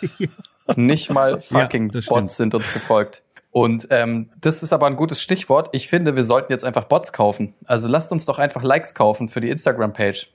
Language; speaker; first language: German; early bilingual, other home language; Turkish